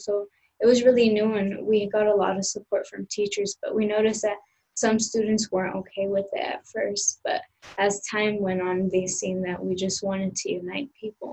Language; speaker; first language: English; early bilingual, other home language; Spanish